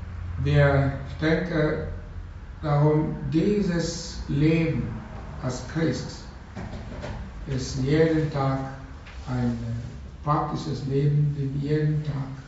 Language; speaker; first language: German; non-native, learner; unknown